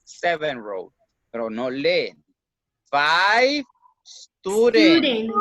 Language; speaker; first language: English; non-native, fluent; Spanish